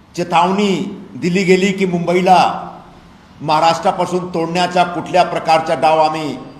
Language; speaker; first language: Marathi; non-native, local second language; Hindi